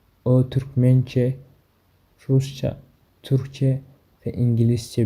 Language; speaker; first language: Turkish; non-native, fluent; Somali